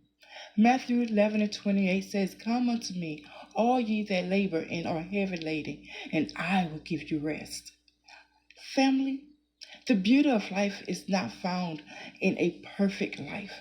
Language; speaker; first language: English; native; English